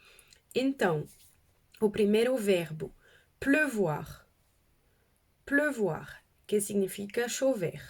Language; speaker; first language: Portuguese; non-native, fluent; French